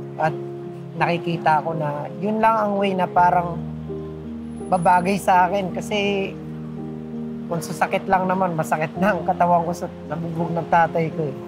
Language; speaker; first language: Filipino; non-native, local second language; Bikol